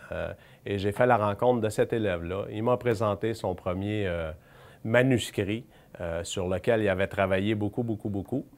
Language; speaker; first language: French; native; French